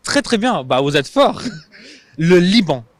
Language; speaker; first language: French; non-native, fluent; English